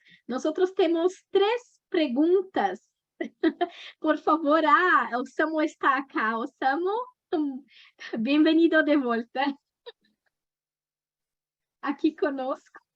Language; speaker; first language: Spanish; non-native, learner; Portuguese